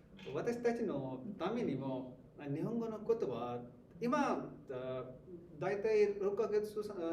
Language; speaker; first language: Japanese; non-native, learner; Hindi